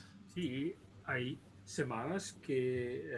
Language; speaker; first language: Spanish; non-native, learner; Dutch